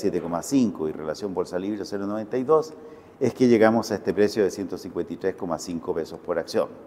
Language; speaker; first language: Spanish; native; Spanish